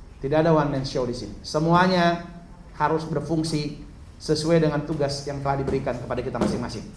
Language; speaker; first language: Indonesian; native; Indonesian